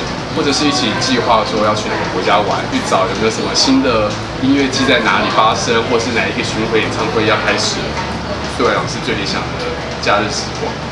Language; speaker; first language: Chinese; native; Chinese